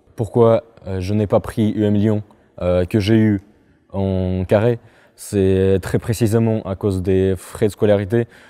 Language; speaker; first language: French; non-native, fluent; Chechen